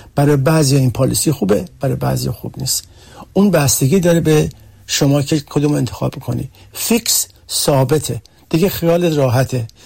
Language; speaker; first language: Persian; early bilingual, heritage; Persian